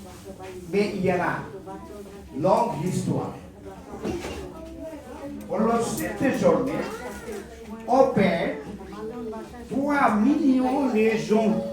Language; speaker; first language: French; non-native, learner; Bangla